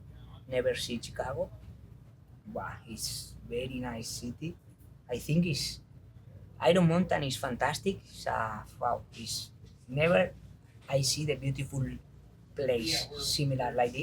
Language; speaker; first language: English; non-native, learner; Spanish